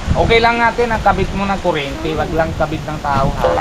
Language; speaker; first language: Filipino; non-native, learner; Punjabi